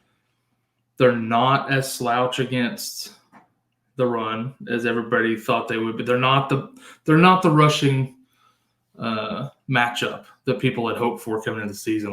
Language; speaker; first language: English; native; English